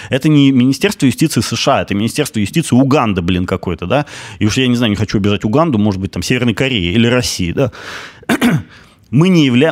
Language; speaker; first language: Russian; native; Russian